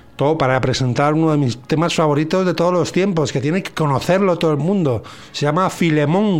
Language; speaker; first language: Spanish; native; Spanish